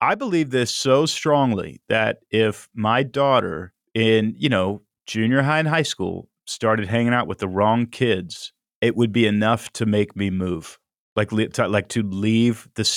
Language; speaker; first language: English; native; English